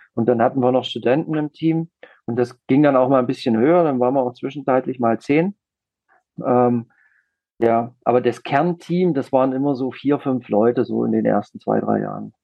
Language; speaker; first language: German; native; German